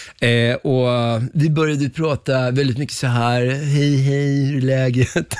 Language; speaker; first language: Swedish; native; Swedish